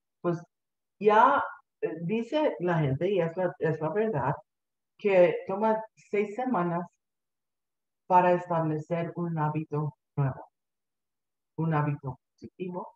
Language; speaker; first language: Spanish; early bilingual, heritage; Spanish